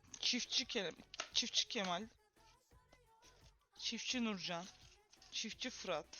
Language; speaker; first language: Turkish; native; Turkish